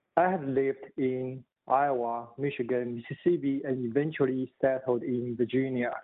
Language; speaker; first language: English; non-native, fluent; Chinese